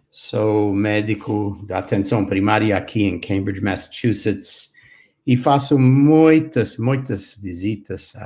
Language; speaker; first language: Portuguese; non-native, fluent; English